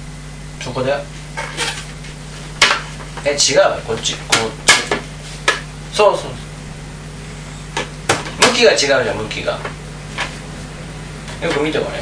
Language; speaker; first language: Japanese; native; Japanese